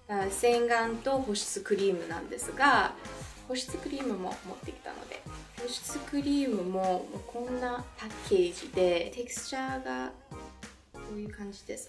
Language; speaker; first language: Japanese; early bilingual, other home language; French